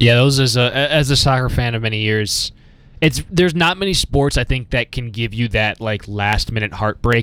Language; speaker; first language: English; native; English